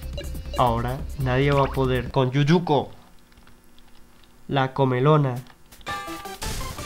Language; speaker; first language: Spanish; native; Spanish